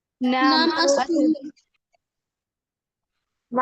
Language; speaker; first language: Arabic; non-native, learner; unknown